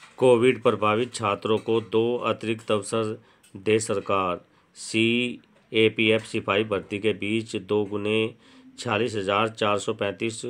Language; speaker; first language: Hindi; native; Hindi